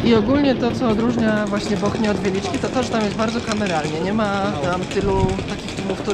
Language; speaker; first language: Polish; native; Polish